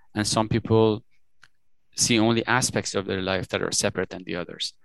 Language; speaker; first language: English; early bilingual, other home language; Persian